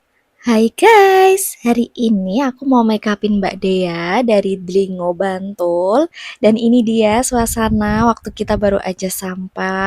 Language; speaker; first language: Indonesian; non-native, local second language; Javanese